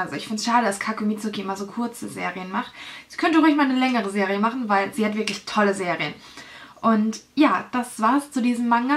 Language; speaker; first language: German; native; German